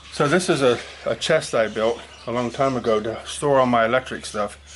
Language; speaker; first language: English; native; English